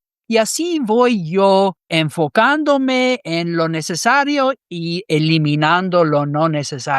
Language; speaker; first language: Spanish; non-native, fluent; English